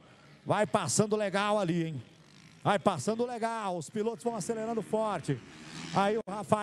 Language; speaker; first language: Portuguese; native; Portuguese